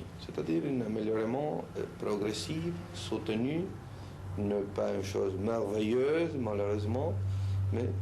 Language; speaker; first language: French; non-native, fluent; Spanish